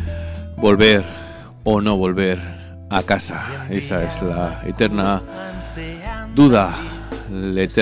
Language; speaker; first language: Spanish; native; Spanish